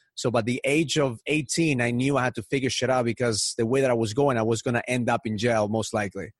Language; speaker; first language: English; early bilingual, other home language; Spanish